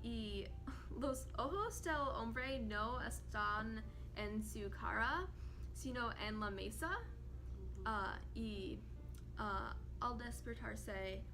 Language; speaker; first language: Spanish; non-native, learner; English